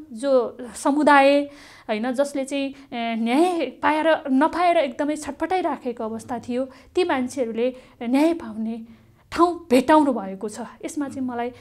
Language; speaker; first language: Nepali; native; Nepali